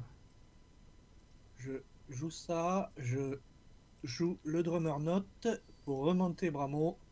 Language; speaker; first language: French; native; French